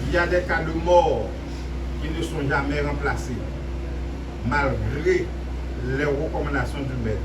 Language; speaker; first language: French; non-native, local second language; Haitian Creole